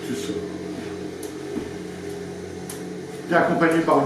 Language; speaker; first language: French; native; French